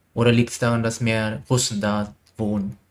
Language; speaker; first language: German; non-native, learner; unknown